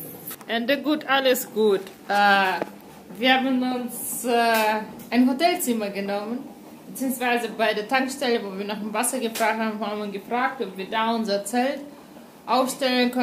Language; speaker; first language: German; non-native, fluent; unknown